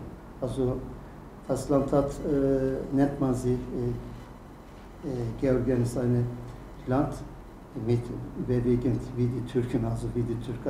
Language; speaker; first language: German; non-native, learner; Turkish